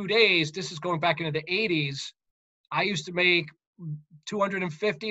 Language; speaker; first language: English; native; English